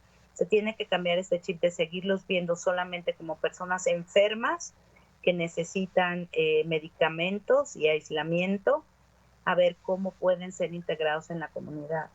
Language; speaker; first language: Spanish; native; Spanish